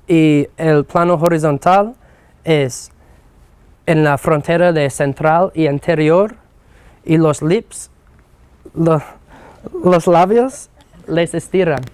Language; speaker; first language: Spanish; non-native, fluent; English